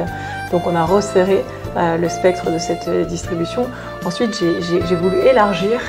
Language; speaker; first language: French; native; French